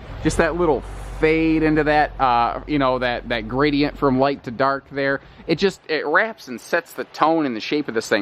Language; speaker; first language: English; native; English